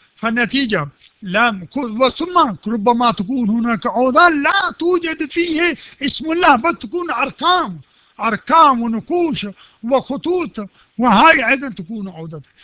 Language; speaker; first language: Arabic; non-native, fluent; Urdu